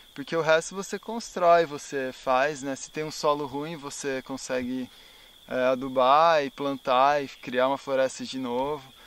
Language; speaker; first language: Portuguese; native; Portuguese